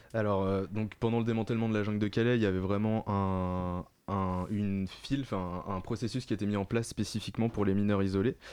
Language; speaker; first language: French; native; French